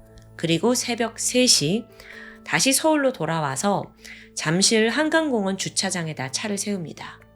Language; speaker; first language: Korean; native; Korean